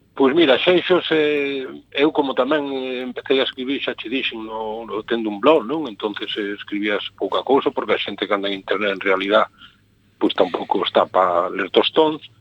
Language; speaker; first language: Galician; native; Galician